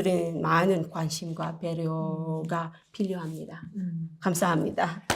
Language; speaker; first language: Korean; non-native, learner; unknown